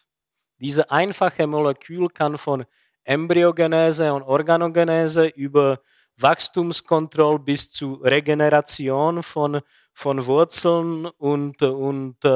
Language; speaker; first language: German; non-native, fluent; Czech